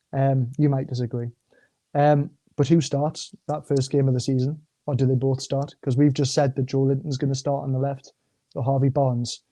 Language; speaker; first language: English; native; English